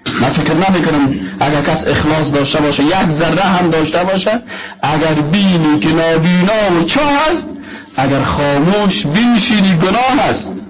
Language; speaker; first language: Persian; native; Persian